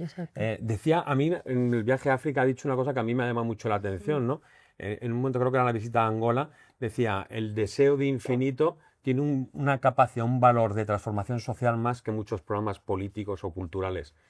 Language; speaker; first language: Spanish; native; Spanish